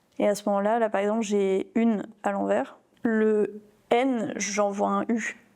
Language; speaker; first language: French; native; French